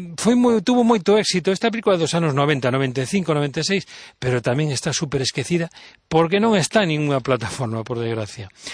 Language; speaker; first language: Galician; non-native, local second language; Spanish